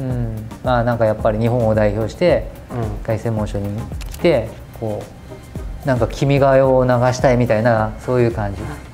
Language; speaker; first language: Japanese; native; Japanese